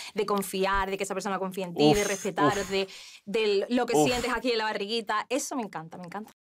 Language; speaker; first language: Spanish; native; Spanish